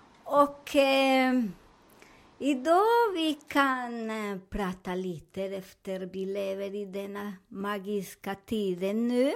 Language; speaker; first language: Swedish; non-native, learner; Spanish